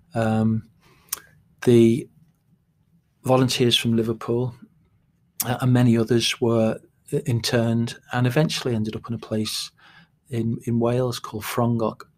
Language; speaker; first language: English; native; English